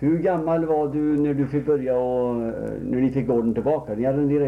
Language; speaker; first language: Swedish; native; Swedish